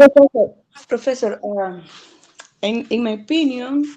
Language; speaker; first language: English; non-native, learner; Spanish